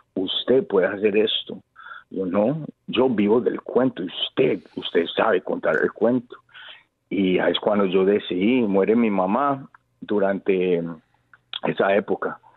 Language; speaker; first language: Spanish; early bilingual, heritage; Spanish